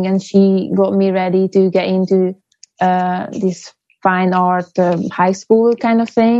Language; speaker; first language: English; non-native, fluent; Hungarian